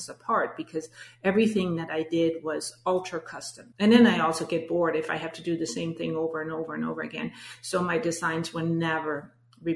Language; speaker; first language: English; non-native, fluent; Danish